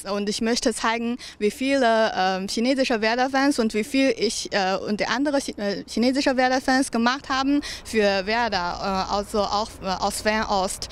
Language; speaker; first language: German; non-native, learner; Chinese